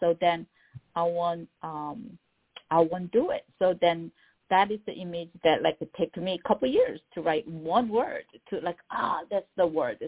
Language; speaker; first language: English; non-native, fluent; Korean